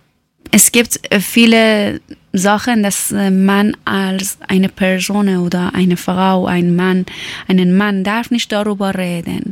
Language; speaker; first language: German; non-native, learner; Persian